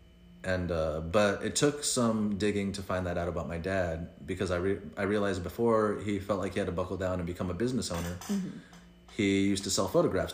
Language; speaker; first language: English; early bilingual, other home language; Spanish